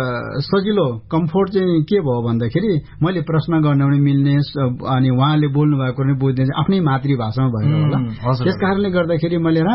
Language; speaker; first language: Nepali; non-native, local second language; Eastern Tamang